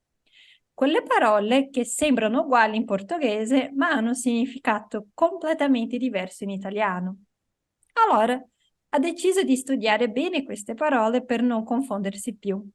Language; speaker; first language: Italian; non-native, fluent; Portuguese